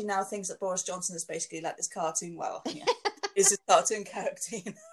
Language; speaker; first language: English; native; English